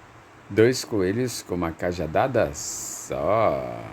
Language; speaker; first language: Portuguese; native; Portuguese